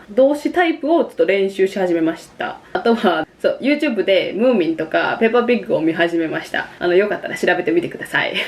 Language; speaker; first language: Japanese; native; Japanese